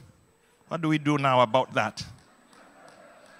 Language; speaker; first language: English; non-native, local second language; Ganda